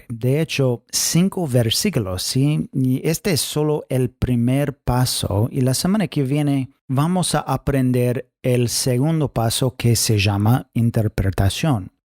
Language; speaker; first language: Spanish; non-native, fluent; English